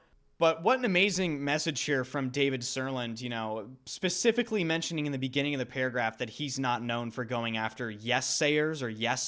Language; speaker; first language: English; native; English